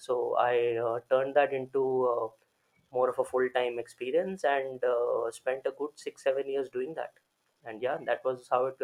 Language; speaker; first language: English; non-native, local second language; Hindi